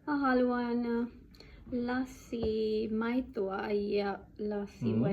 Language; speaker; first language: Finnish; non-native, learner; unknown